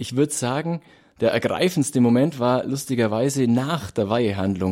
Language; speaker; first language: German; native; German